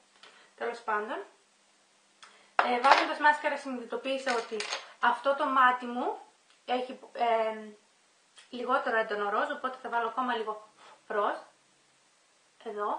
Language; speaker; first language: Greek; native; Greek